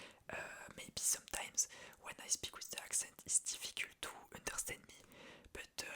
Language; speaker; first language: English; non-native, learner; French